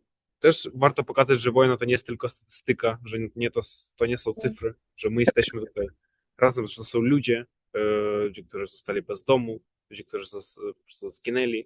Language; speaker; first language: Polish; non-native, fluent; Ukrainian